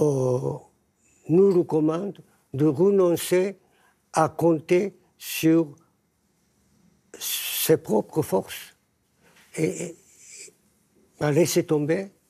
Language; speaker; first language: French; non-native, fluent; Japanese